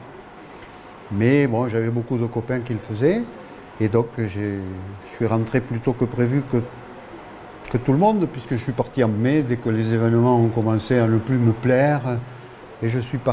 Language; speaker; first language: French; native; French